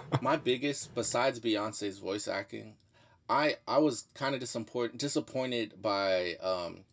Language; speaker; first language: English; native; English